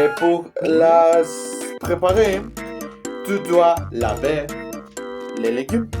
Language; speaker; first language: French; non-native, learner; Spanish